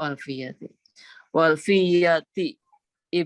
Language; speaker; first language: Arabic; non-native, learner; Indonesian